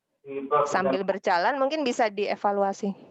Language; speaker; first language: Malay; non-native, local second language; Javanese